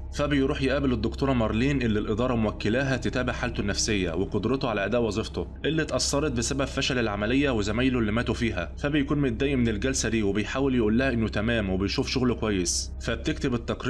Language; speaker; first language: Arabic; native; Arabic